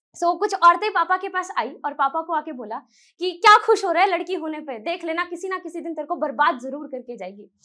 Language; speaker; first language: Hindi; native; Hindi